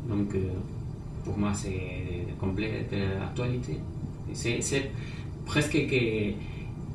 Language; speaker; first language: French; non-native, fluent; Spanish